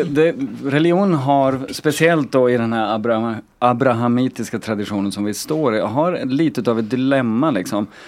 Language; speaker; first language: Swedish; native; Swedish